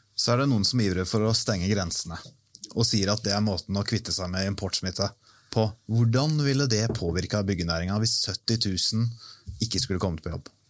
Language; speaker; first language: Norwegian; native; Norwegian